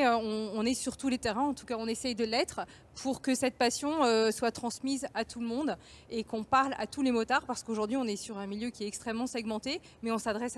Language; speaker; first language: French; native; French